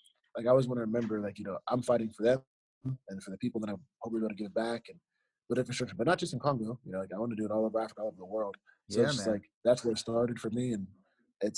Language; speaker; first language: English; native; English